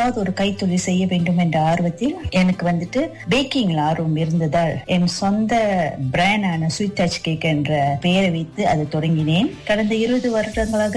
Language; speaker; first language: Tamil; early bilingual, heritage; Tamil